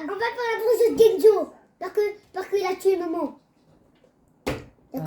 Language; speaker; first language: French; native; French